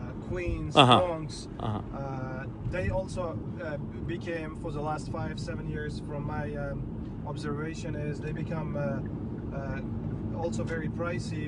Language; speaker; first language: English; non-native, fluent; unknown